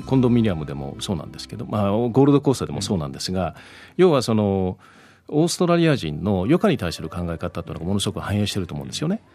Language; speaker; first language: Japanese; native; Japanese